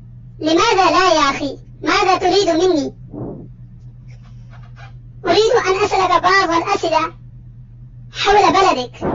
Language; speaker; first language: Arabic; non-native, fluent; Urdu